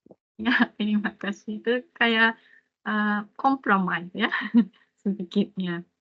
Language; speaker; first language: Indonesian; non-native, fluent; Japanese